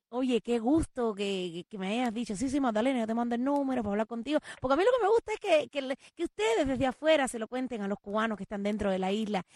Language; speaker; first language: Spanish; native; Spanish